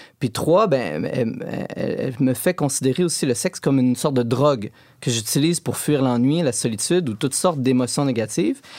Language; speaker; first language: French; native; French